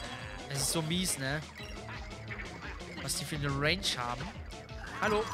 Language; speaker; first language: German; native; German